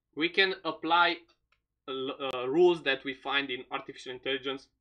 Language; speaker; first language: English; non-native, fluent; Romanian